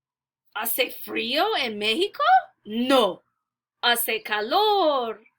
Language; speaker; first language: Spanish; non-native, learner; English